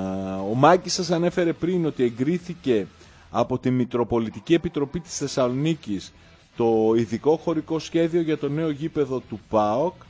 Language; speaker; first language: Greek; native; Greek